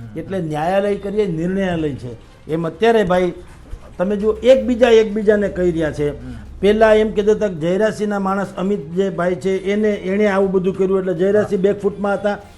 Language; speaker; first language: Gujarati; native; Gujarati